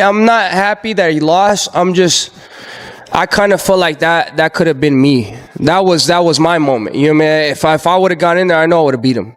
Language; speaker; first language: English; native; English